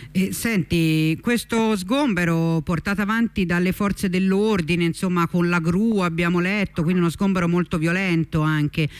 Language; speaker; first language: Italian; native; Italian